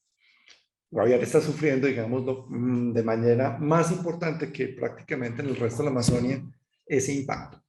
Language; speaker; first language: Spanish; native; Spanish